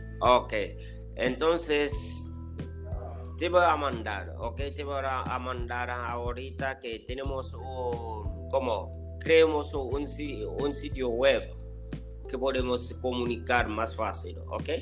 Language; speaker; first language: Spanish; non-native, learner; Haitian Creole